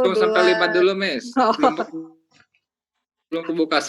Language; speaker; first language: Indonesian; native; Indonesian